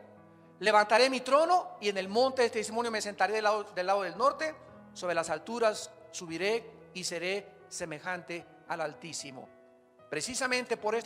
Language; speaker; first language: Spanish; native; Spanish